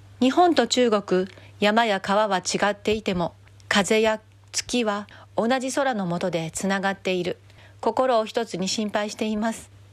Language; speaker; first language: Japanese; native; Japanese